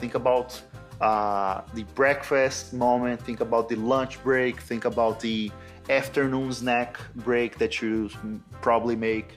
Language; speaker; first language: English; non-native, fluent; Portuguese